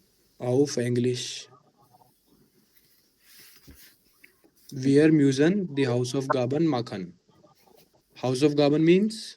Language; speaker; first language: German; non-native, fluent; Hindi